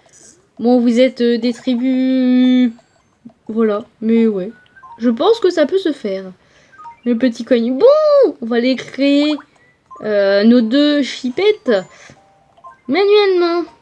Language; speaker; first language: French; native; French